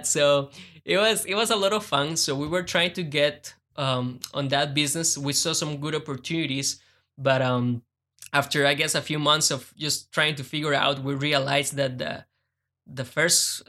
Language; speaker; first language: English; non-native, fluent; Spanish